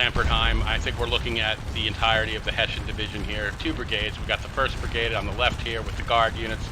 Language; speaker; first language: English; native; English